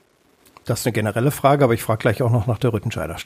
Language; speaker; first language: German; native; German